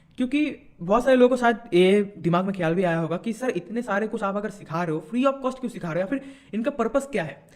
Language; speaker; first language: Hindi; non-native, local second language; Bangla